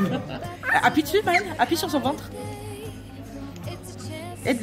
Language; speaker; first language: French; native; French